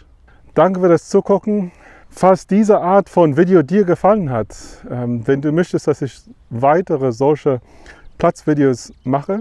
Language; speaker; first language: German; non-native, fluent; English